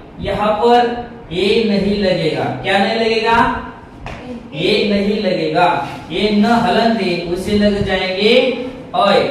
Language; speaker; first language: Hindi; non-native, local second language; Marathi